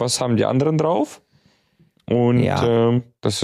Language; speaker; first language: German; native; German